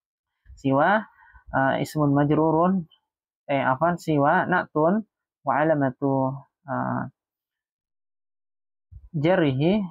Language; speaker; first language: Arabic; non-native, fluent; Indonesian